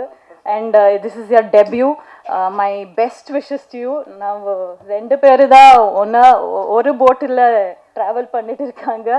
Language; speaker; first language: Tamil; non-native, learner; Kannada